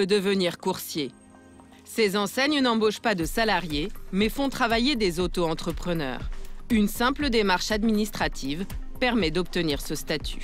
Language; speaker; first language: French; native; French